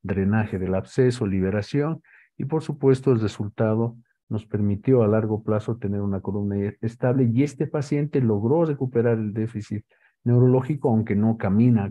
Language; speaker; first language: Spanish; native; Spanish